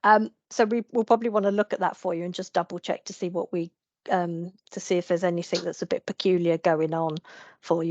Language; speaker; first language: English; native; English